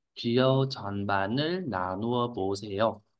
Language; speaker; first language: Korean; non-native, fluent; Vietnamese